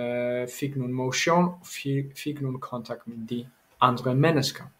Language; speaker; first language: Danish; non-native, learner; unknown